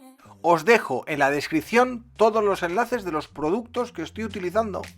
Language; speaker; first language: Spanish; native; Spanish